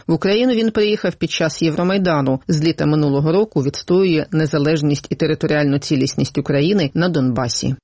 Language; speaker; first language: Ukrainian; native; Ukrainian